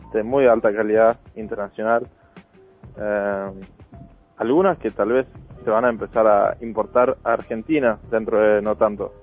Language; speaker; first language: Spanish; non-native, fluent; Norwegian